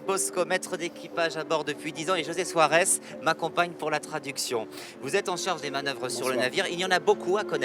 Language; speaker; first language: French; native; French